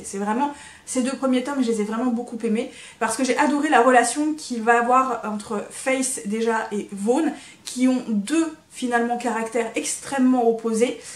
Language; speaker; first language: French; native; French